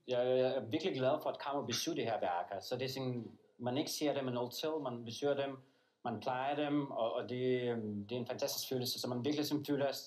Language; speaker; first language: Danish; non-native, fluent; Belarusian